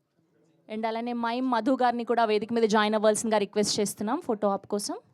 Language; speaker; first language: Telugu; native; Telugu